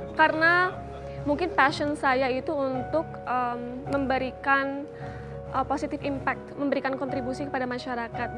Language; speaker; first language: Indonesian; native; Indonesian